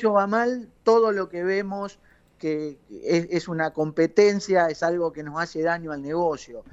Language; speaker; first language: Spanish; native; Spanish